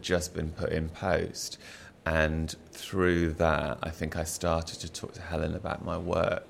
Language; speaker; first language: English; native; English